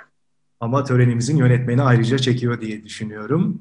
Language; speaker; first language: Turkish; native; Turkish